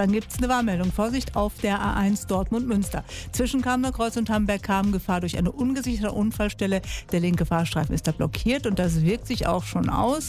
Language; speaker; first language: German; native; German